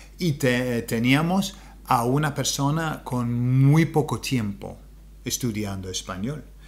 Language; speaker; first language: Spanish; non-native, fluent; English